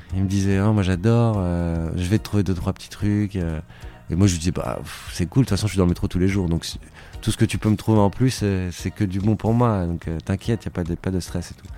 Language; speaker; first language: French; native; French